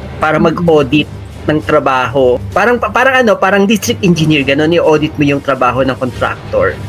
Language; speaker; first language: Filipino; native; Filipino